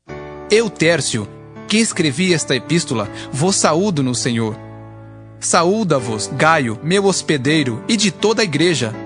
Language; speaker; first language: Portuguese; native; Portuguese